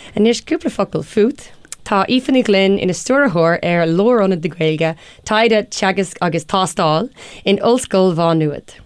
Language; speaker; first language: Irish; non-native, local second language; English